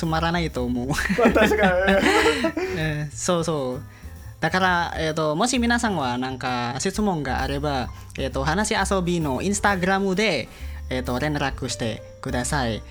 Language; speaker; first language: Japanese; non-native, learner; Indonesian